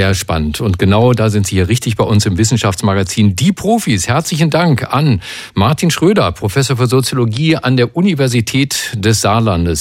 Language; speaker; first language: German; native; German